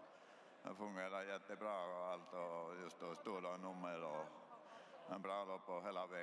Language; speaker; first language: Swedish; non-native, learner; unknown